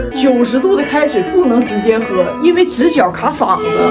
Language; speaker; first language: Chinese; native; Chinese